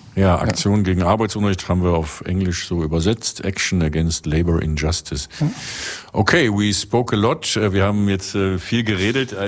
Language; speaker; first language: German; native; German